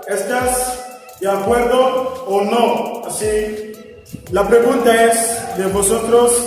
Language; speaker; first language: Spanish; non-native, learner; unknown